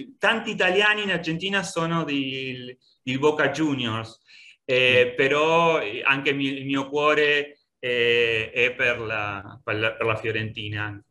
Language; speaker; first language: Italian; non-native, learner; Spanish